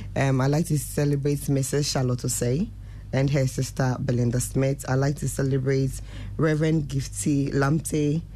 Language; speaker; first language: English; non-native, local second language; Akan